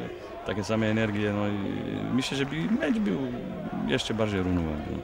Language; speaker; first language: Polish; non-native, fluent; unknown